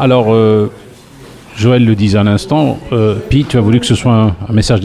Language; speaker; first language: French; native; French